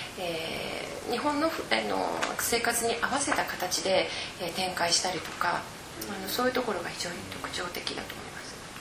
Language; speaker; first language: Japanese; native; Japanese